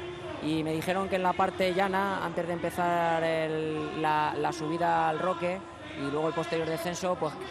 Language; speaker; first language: Spanish; native; Spanish